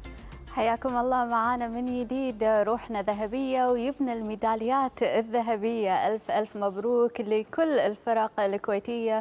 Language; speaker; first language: Arabic; native; Arabic